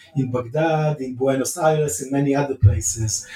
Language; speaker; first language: English; non-native, fluent; Hebrew